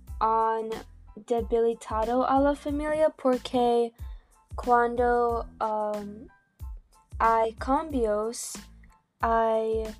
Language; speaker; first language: Spanish; non-native, learner; English